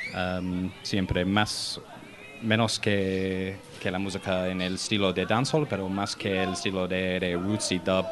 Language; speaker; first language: Spanish; non-native, learner; English